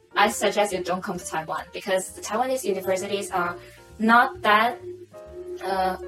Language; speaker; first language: English; non-native, local second language; Cantonese